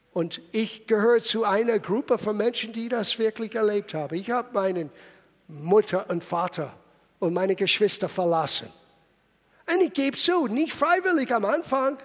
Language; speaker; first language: German; non-native, fluent; English